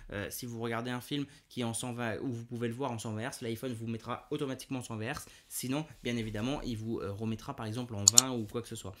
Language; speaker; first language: French; native; French